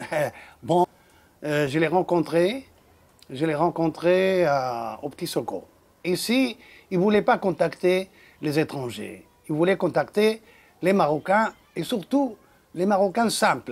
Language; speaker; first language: French; non-native, local second language; Arabic